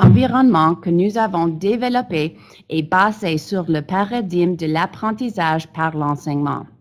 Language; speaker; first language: French; non-native, fluent; English